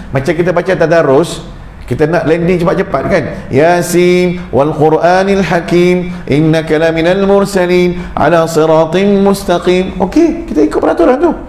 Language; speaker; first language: Malay; early bilingual, heritage; Malay